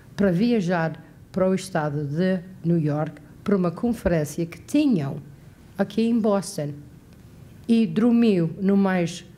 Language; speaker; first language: Portuguese; native; Portuguese